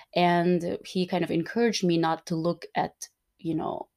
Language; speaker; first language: English; non-native, fluent; Turkmen